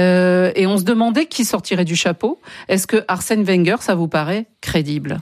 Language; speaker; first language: French; native; French